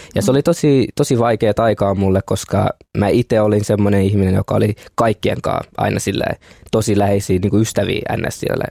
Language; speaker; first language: Finnish; early bilingual, other home language; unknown